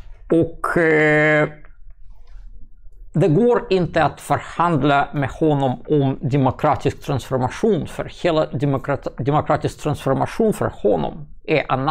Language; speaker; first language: Swedish; non-native, fluent; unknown